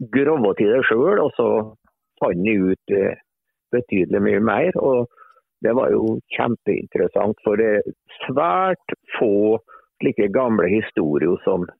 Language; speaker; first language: Norwegian; native; Norwegian